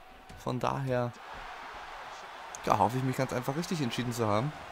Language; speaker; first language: German; native; German